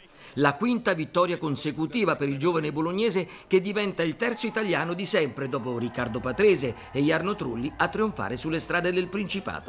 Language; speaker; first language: Italian; native; Italian